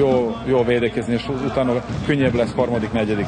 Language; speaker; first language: Hungarian; non-native, learner; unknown